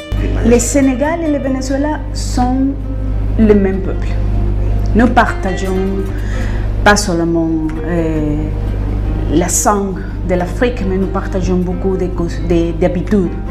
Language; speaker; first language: French; non-native, fluent; Spanish